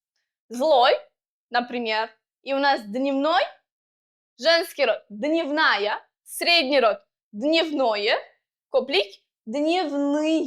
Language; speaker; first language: Russian; non-native, local second language; Uzbek